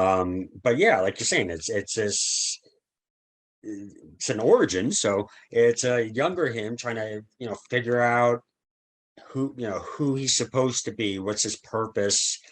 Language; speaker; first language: English; native; English